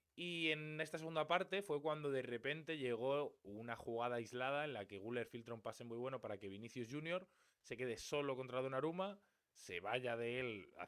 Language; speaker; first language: Spanish; native; Spanish